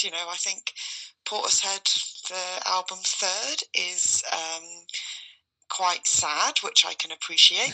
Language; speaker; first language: English; native; English